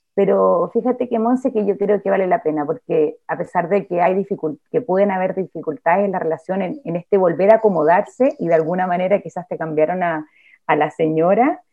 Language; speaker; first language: Spanish; native; Spanish